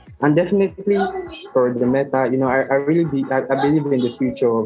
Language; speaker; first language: English; non-native, local second language; Yoruba